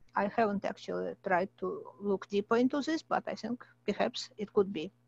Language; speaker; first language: English; non-native, fluent; Russian